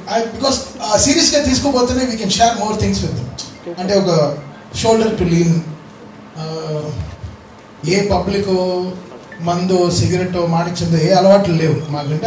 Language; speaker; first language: Telugu; native; Telugu